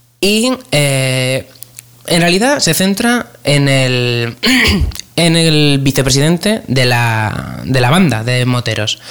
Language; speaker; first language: Spanish; native; Spanish